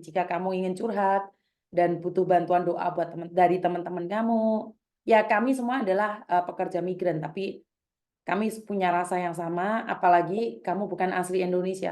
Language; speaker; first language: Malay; non-native, local second language; Javanese